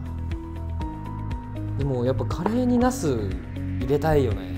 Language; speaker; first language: Japanese; native; Japanese